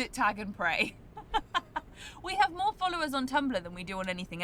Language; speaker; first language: English; native; English